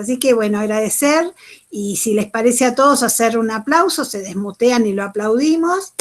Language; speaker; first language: Spanish; native; Spanish